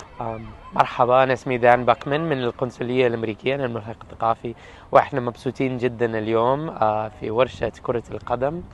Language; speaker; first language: Arabic; non-native, fluent; English